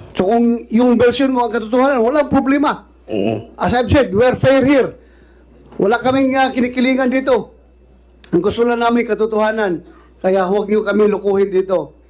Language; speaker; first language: Filipino; non-native, local second language; Cebuano